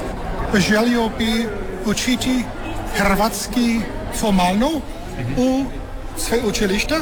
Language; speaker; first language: Croatian; non-native, learner; English